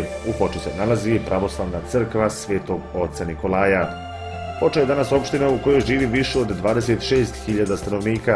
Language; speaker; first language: Bosnian; native; Bosnian